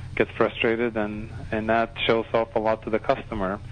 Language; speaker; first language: English; non-native, fluent; Norwegian